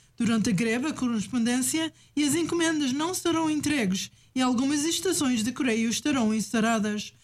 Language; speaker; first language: Portuguese; native; Portuguese